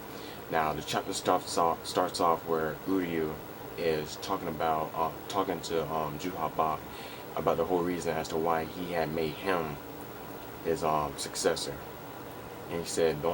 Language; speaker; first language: English; native; English